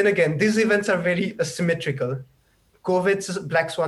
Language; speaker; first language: English; non-native, local second language; Nepali